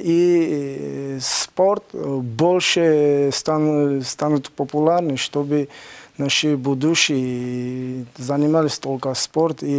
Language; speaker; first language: Russian; non-native, learner; Georgian